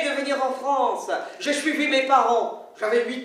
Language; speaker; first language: French; early bilingual, other home language; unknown